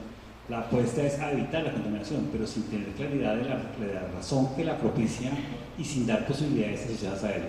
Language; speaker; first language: Spanish; native; Spanish